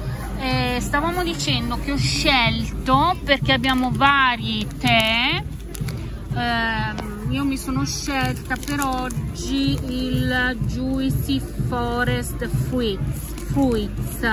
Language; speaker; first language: Italian; native; Italian